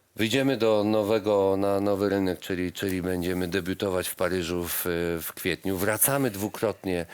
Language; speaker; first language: Polish; native; Polish